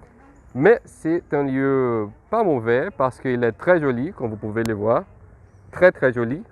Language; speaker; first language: French; non-native, fluent; Portuguese